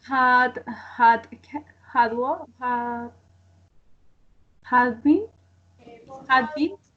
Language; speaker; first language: English; non-native, learner; Spanish